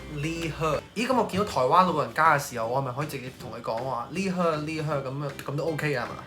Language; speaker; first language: Cantonese; native; Cantonese